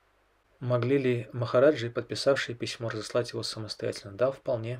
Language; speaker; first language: Russian; native; Russian